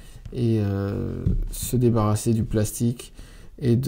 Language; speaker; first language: French; native; French